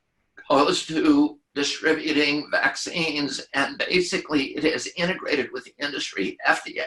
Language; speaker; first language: English; native; English